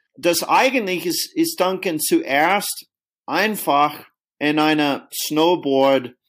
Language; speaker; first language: German; non-native, fluent; English